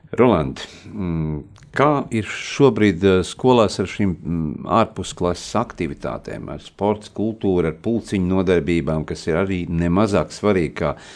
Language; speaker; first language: Latvian; native; Latvian